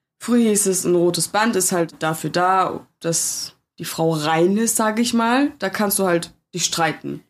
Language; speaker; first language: German; early bilingual, other home language; Turkish